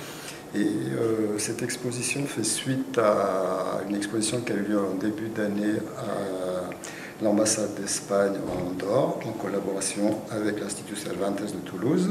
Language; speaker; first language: French; early bilingual, other home language; Spanish